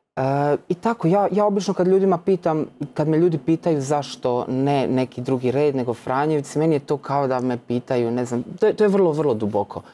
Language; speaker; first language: Croatian; native; Croatian